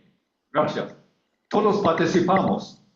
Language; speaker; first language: Spanish; non-native, learner; English